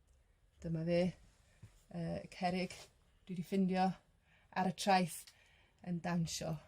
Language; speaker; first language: Welsh; non-native, local second language; English